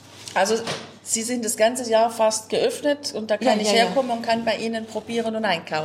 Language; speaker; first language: German; native; German